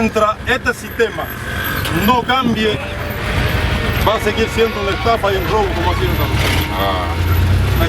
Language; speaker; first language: Spanish; native; Spanish